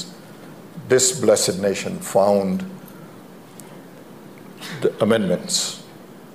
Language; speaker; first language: English; non-native, local second language; Punjabi